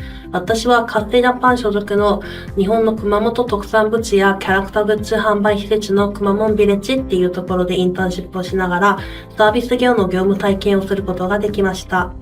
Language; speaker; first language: Japanese; non-native, fluent; Korean